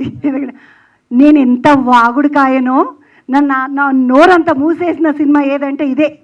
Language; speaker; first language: Telugu; native; Telugu